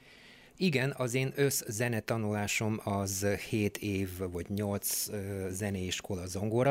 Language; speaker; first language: Hungarian; non-native, fluent; Bulgarian